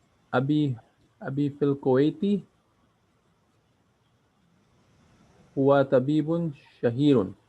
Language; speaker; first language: Arabic; non-native, learner; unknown